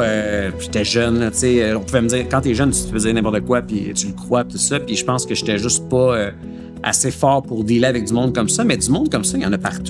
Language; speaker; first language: French; native; French